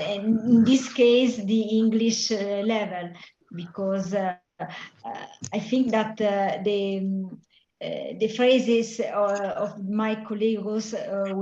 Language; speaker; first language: English; non-native, learner; Italian